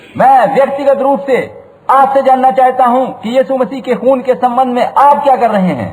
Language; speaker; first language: Hindi; native; Hindi